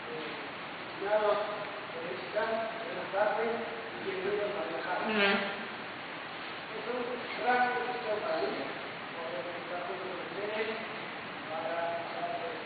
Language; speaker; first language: Spanish; non-native, fluent; Chinese